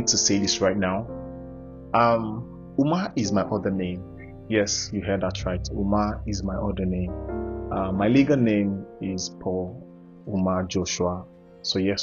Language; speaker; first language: English; non-native, local second language; Igbo